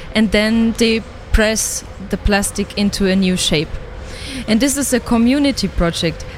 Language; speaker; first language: English; non-native, fluent; German